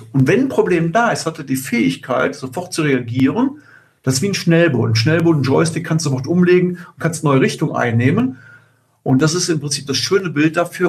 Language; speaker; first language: German; native; German